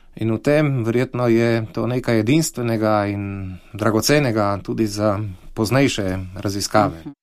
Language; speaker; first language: Slovenian; native; Slovenian